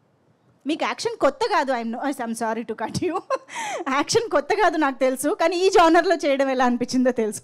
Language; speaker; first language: Telugu; native; Telugu